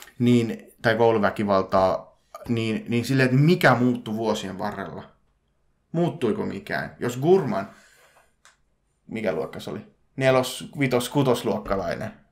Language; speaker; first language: Finnish; early bilingual, other home language; Punjabi